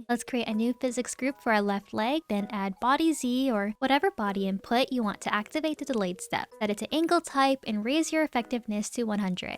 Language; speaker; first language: English; native; English